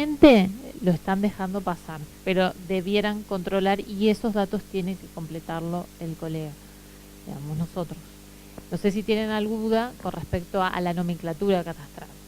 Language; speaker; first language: Spanish; native; Spanish